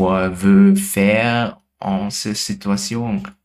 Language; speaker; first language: French; non-native, learner; German